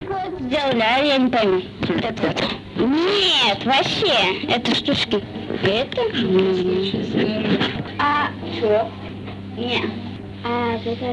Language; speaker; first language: Russian; native; Russian